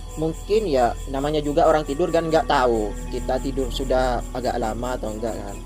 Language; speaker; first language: Indonesian; non-native, local second language; Madurese